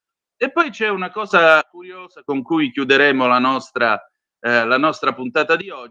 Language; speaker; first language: Italian; native; Italian